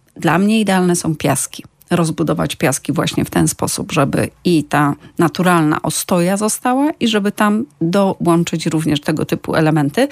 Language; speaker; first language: Polish; native; Polish